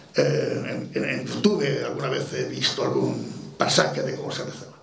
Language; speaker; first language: Spanish; native; Spanish